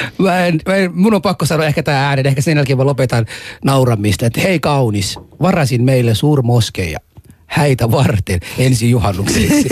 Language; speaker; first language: Finnish; early bilingual, other home language; Somali